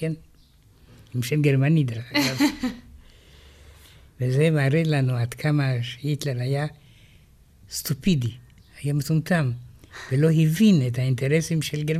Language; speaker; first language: Hebrew; non-native, fluent; Romanian